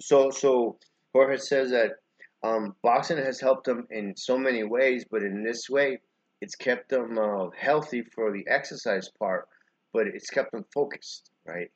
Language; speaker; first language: English; early bilingual, other home language; Spanish